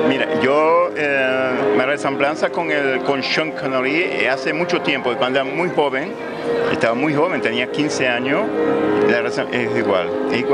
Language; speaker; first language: Spanish; non-native, learner; Italian